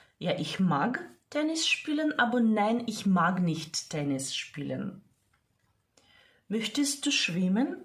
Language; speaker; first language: German; non-native, fluent; Ukrainian